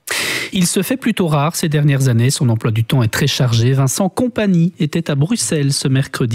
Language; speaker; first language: French; native; French